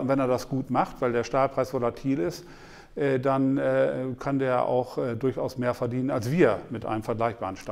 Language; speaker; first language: German; native; German